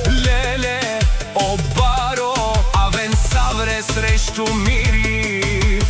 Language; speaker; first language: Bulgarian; non-native, local second language; Romany